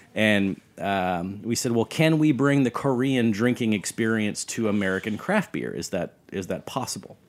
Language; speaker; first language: English; native; English